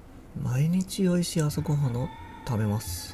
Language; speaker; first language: Japanese; non-native, learner; English